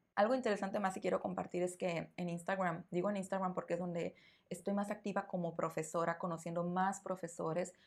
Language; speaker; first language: Spanish; native; Spanish